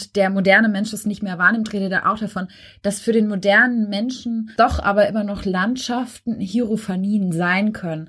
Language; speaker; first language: German; native; German